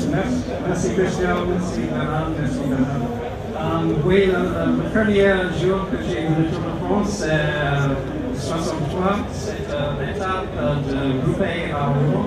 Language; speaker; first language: French; non-native, learner; English